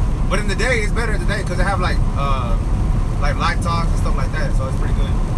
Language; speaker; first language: English; early bilingual, other home language; Spanish